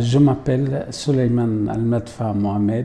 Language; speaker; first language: French; non-native, fluent; Arabic